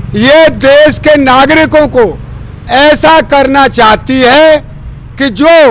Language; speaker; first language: Hindi; native; Hindi